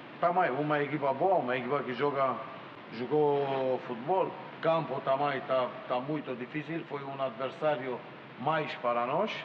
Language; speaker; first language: Portuguese; non-native, fluent; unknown